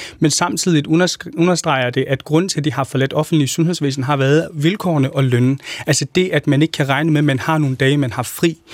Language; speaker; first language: Danish; non-native, fluent; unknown